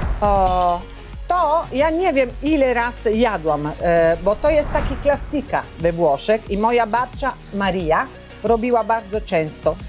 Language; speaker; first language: Polish; non-native, learner; Italian